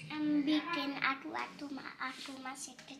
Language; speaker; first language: Indonesian; early bilingual, heritage; Indonesian